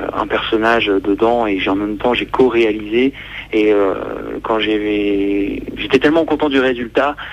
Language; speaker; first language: French; native; French